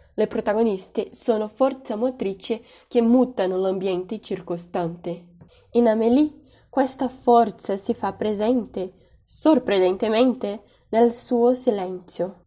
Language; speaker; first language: Italian; non-native, fluent; Portuguese